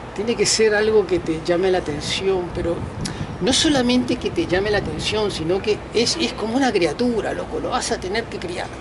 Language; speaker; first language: Spanish; native; Spanish